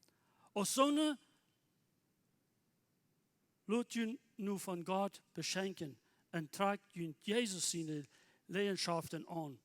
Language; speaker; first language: German; non-native, learner; Plautdietsch